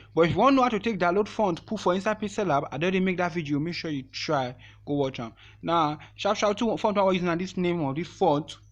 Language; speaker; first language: Nigerian Pidgin; non-native, local second language; Yoruba